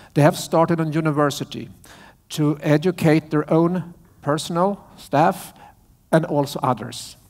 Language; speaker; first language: English; non-native, fluent; Swedish